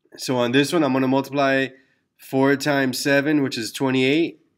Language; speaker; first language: English; early bilingual, other home language; Spanish